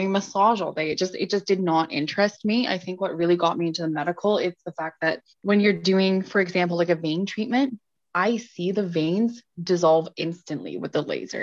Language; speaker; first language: English; native; English